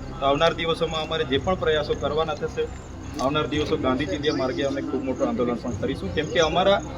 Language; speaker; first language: Gujarati; non-native, local second language; Bhili